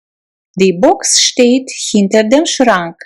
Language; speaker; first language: German; non-native, fluent; Russian